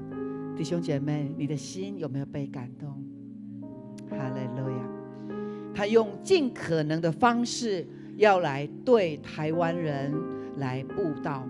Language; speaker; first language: Chinese; native; Chinese